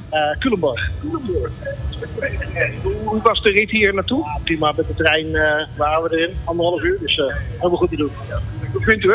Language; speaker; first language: Dutch; native; Dutch